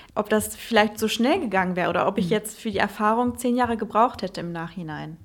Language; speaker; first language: German; early bilingual, heritage; Dutch